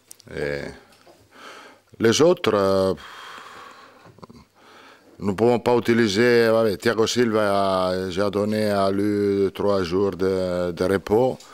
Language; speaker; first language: French; non-native, learner; Italian